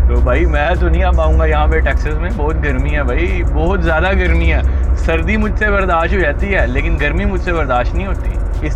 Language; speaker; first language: Urdu; non-native, local second language; Punjabi